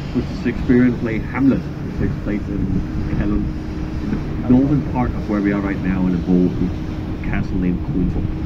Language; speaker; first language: English; non-native, fluent; Danish